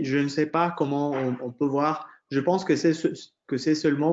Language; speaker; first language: French; non-native, fluent; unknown